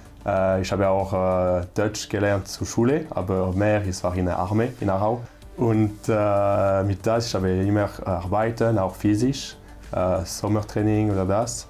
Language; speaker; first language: German; non-native, local second language; French